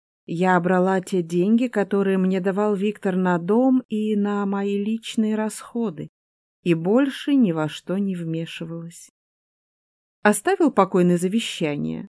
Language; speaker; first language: Russian; native; Russian